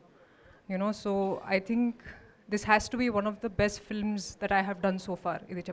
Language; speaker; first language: Telugu; non-native, fluent; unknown